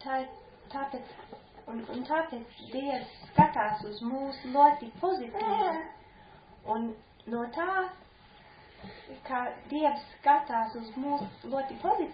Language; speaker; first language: Latvian; non-native, fluent; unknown